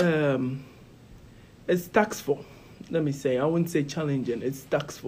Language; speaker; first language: English; non-native, local second language; Ewe